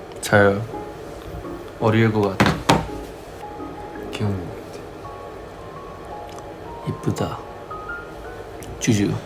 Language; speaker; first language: Korean; non-native, fluent; Chinese